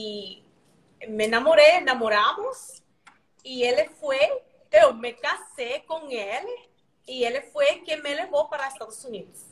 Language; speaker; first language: Portuguese; non-native, learner; Spanish